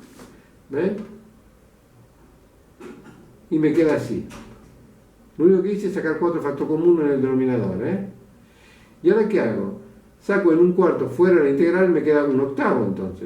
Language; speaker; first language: Spanish; native; Spanish